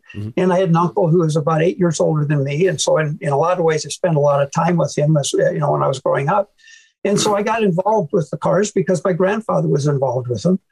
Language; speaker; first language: English; native; English